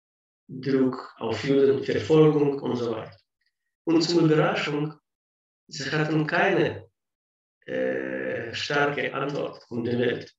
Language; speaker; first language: German; non-native, fluent; Russian